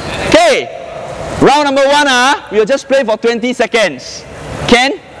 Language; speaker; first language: English; non-native, local second language; Chinese